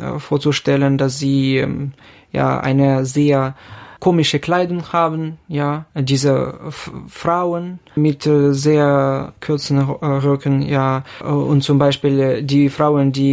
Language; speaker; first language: German; non-native, fluent; Ukrainian